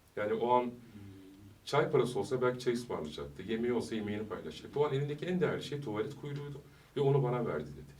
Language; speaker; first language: Turkish; early bilingual, heritage; Turkish